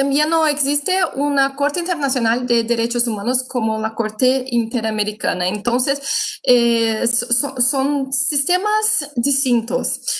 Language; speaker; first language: Spanish; non-native, fluent; Portuguese